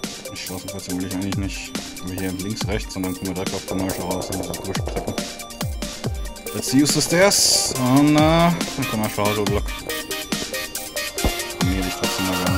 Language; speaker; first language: German; native; German